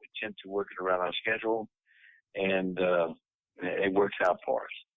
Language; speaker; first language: English; native; English